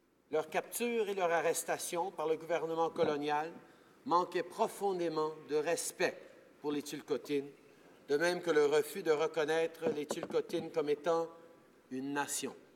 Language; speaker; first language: French; early bilingual, heritage; French